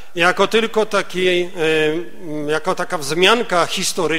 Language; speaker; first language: Polish; native; Polish